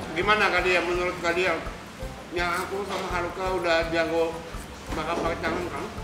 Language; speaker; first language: Indonesian; non-native, fluent; Japanese